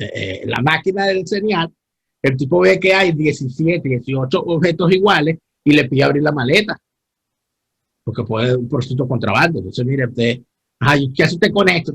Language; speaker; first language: Spanish; native; Spanish